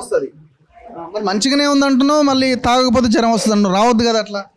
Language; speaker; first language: Telugu; native; Telugu